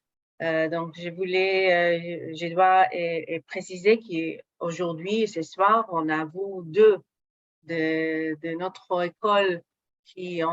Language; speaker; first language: French; non-native, fluent; Hebrew